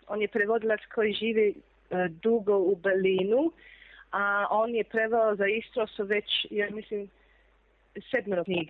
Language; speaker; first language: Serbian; non-native, fluent; English